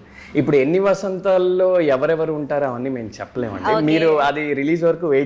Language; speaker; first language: Telugu; native; Telugu